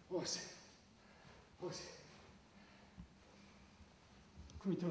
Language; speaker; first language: Japanese; native; Japanese